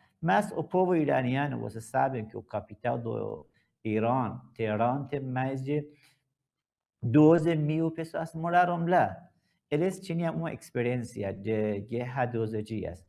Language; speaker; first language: Portuguese; non-native, learner; Persian